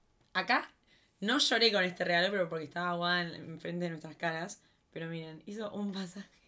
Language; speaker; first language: Spanish; native; Spanish